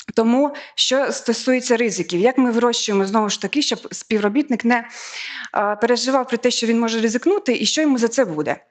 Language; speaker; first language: Ukrainian; native; Ukrainian